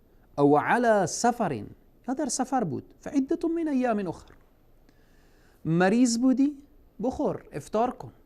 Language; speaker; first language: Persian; native; Persian